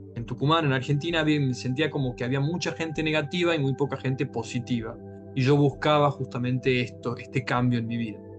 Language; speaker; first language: Spanish; native; Spanish